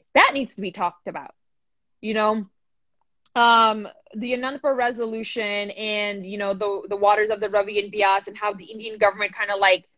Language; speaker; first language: English; early bilingual, other home language; Punjabi